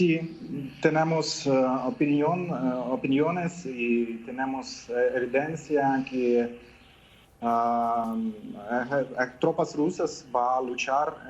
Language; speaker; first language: Spanish; non-native, fluent; Ukrainian